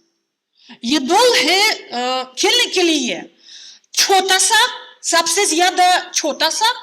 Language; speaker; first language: Hindi; non-native, fluent; Russian